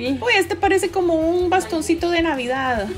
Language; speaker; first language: Spanish; native; Spanish